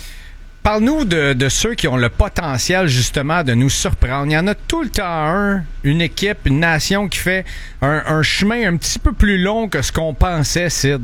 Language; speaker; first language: French; native; French